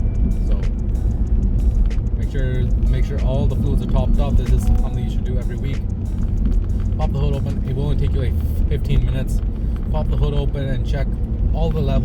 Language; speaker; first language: English; native; English